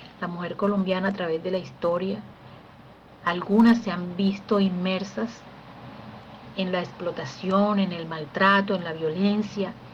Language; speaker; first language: Spanish; native; Spanish